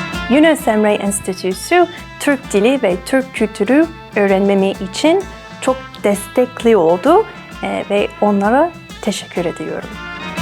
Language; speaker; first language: Turkish; non-native, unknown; English